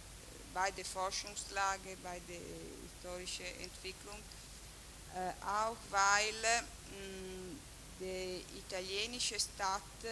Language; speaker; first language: German; non-native, fluent; Italian